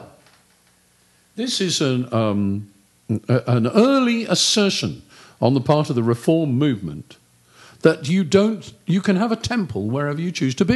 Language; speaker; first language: English; native; English